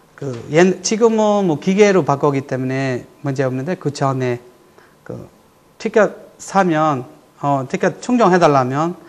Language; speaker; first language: Korean; non-native, fluent; Burmese